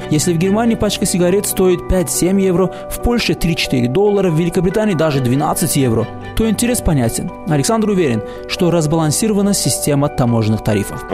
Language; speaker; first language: Russian; non-native, local second language; Azerbaijani